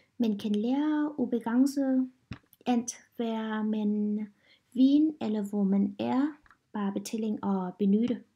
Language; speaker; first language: Danish; non-native, learner; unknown